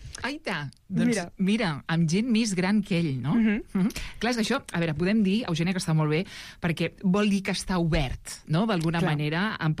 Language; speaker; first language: Catalan; native; Catalan